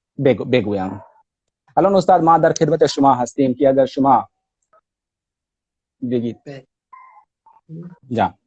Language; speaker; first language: Persian; non-native, learner; Hindi